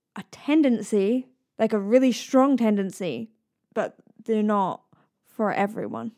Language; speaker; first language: English; native; English